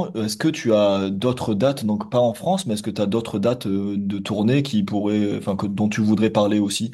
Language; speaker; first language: French; native; French